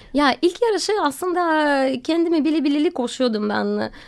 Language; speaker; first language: Turkish; non-native, fluent; Russian